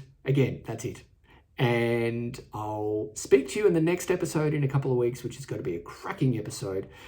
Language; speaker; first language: English; native; English